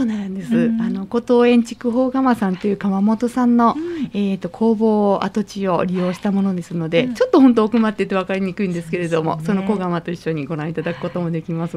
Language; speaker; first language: Japanese; native; Japanese